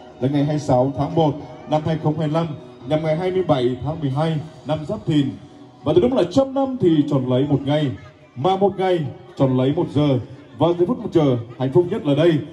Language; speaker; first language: Vietnamese; non-native, local second language; Jarai